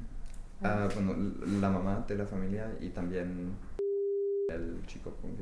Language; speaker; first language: Spanish; non-native, fluent; English